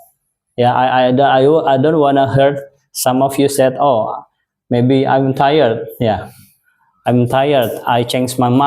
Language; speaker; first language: English; non-native, fluent; Indonesian